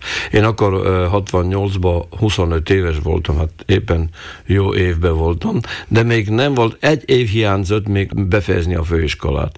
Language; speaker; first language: Hungarian; non-native, local second language; Slovak